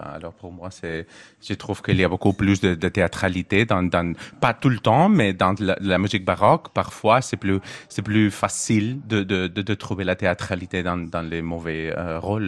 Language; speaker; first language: French; non-native, learner; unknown